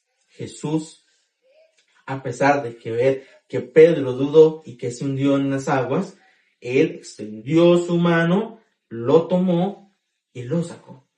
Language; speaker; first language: Spanish; native; Spanish